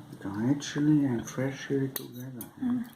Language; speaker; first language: English; non-native, fluent; German